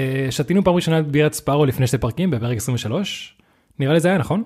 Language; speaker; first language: Hebrew; non-native, fluent; Spanish